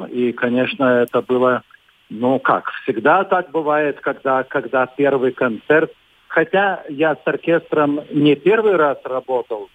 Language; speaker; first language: Russian; non-native, fluent; Lithuanian